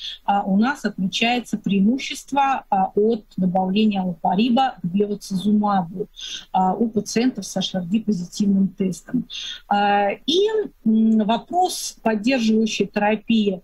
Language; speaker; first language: Russian; native; Russian